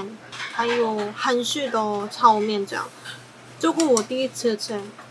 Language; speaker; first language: Chinese; non-native, learner; Korean